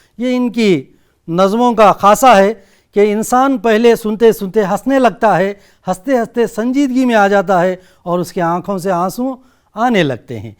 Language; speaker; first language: Urdu; native; Urdu